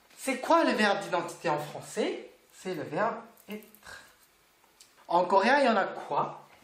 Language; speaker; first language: French; non-native, fluent; Korean